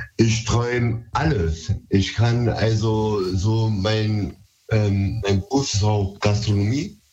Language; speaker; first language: German; early bilingual, other home language; Turkish